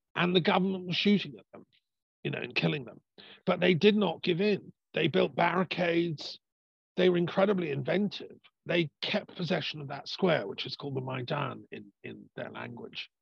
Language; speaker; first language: English; native; English